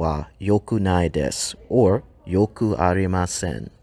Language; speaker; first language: Japanese; non-native, fluent; English